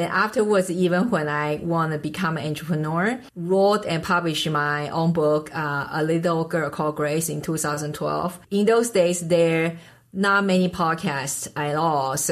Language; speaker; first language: English; non-native, fluent; Chinese